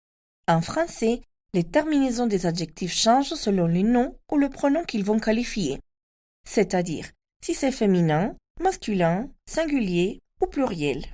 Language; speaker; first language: French; non-native, fluent; Spanish